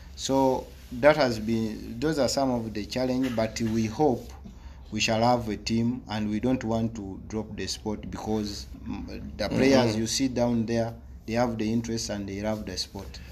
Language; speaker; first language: English; non-native, local second language; Ganda